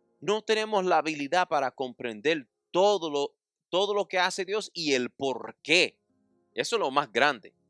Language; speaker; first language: Spanish; early bilingual, heritage; Spanish